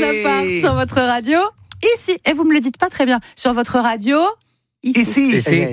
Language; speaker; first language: French; native; French